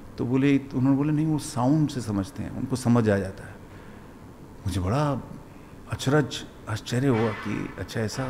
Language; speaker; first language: Hindi; native; Hindi